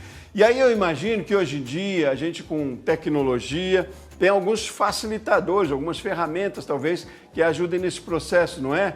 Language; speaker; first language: Portuguese; native; Portuguese